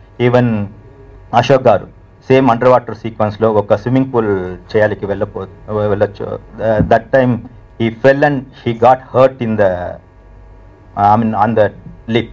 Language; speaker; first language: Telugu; non-native, learner; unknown